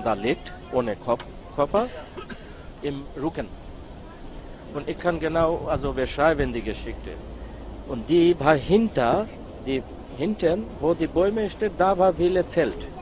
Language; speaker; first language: German; non-native, learner; Bangla